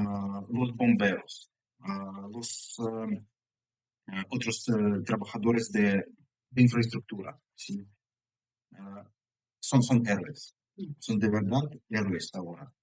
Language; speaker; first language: Spanish; non-native, fluent; Ukrainian